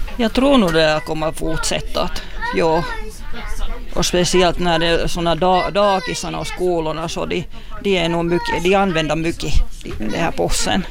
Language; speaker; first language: Swedish; non-native, local second language; Finnish